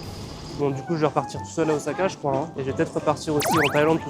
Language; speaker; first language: French; native; French